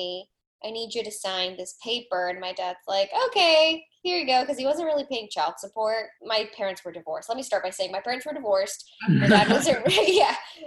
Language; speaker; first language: English; early bilingual, other home language; Spanish